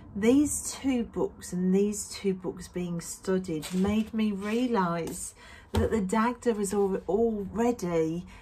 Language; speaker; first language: English; native; English